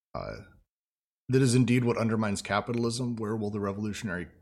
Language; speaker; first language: English; native; English